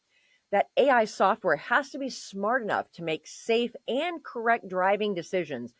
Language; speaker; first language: English; native; English